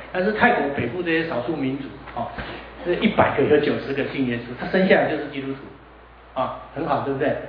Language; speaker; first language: Chinese; native; Chinese